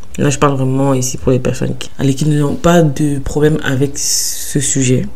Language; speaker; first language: French; early bilingual, other home language; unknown